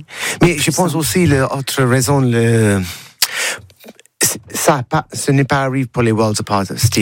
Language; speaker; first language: French; non-native, learner; English